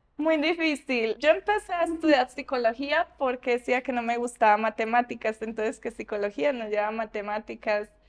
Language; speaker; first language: Spanish; native; Spanish